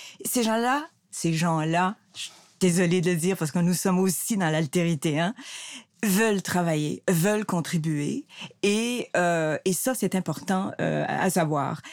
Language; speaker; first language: French; native; French